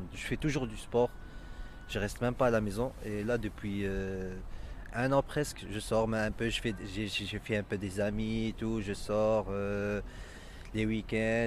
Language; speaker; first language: French; non-native, local second language; Arabic